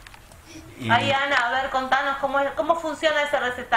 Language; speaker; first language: Spanish; native; Spanish